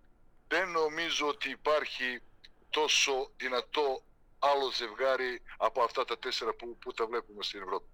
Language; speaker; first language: Greek; non-native, fluent; Serbian